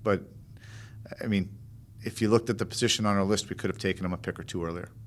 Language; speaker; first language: English; native; English